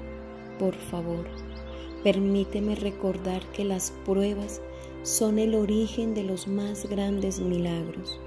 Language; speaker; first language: Spanish; native; Spanish